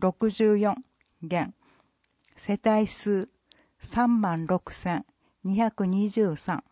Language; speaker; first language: Japanese; native; Japanese